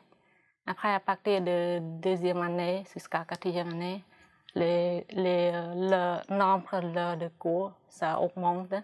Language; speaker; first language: French; non-native, fluent; Khmer